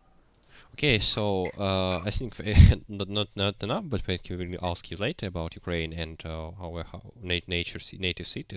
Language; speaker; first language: English; non-native, learner; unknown